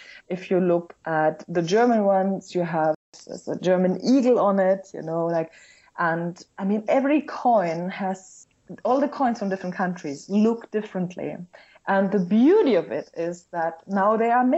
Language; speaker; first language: English; non-native, fluent; German